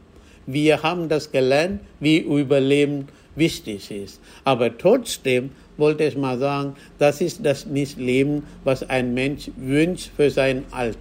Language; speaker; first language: German; non-native, fluent; Tamil